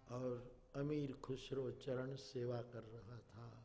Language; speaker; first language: Hindi; non-native, local second language; Gujarati